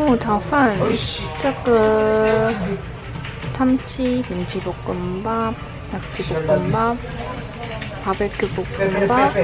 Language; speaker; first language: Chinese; non-native, learner; Korean